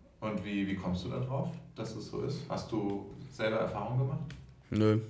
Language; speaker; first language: German; native; German